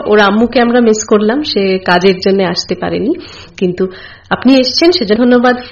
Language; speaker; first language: Bangla; native; Bangla